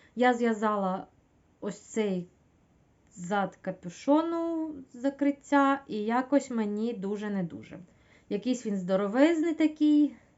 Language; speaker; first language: Ukrainian; non-native, local second language; Russian